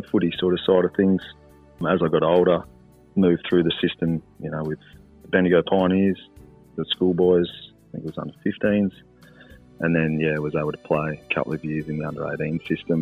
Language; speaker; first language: English; native; English